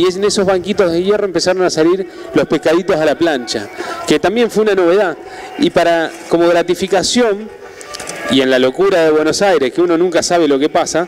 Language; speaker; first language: Spanish; native; Spanish